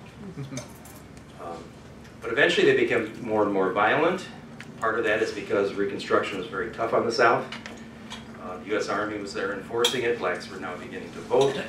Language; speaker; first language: English; native; English